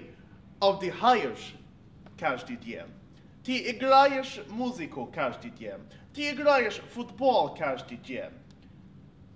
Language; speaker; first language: Russian; non-native, learner; English